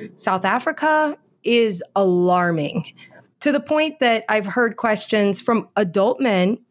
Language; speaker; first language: English; native; English